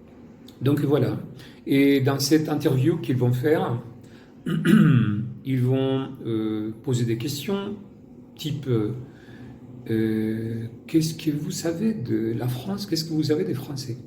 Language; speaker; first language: French; non-native, fluent; Spanish